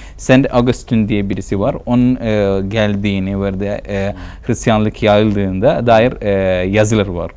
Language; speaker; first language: Turkish; non-native, fluent; Malayalam